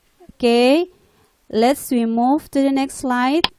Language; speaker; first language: English; non-native, learner; Indonesian